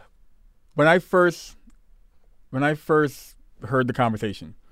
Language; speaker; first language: English; native; English